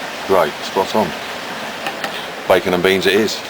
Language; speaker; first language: English; native; English